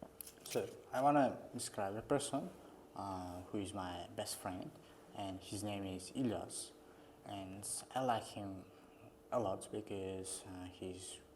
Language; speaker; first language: English; non-native, learner; Uzbek